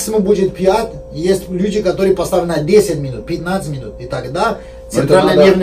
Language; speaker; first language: Russian; non-native, learner; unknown